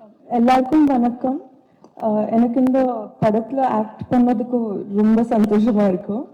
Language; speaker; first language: Tamil; non-native, local second language; Telugu